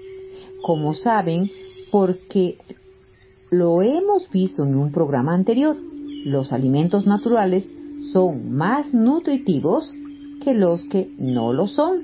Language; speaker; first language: Spanish; native; Spanish